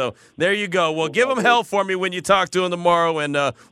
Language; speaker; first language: English; native; English